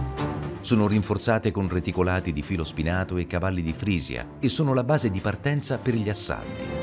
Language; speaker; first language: Italian; native; Italian